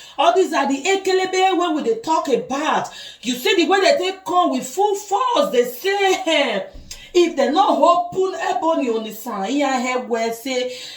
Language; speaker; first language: Nigerian Pidgin; non-native, local second language; Bini